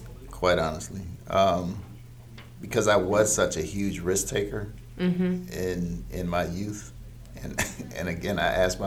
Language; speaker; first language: English; native; English